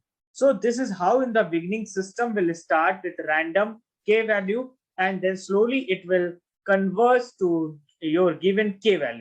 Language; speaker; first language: English; non-native, local second language; Hindi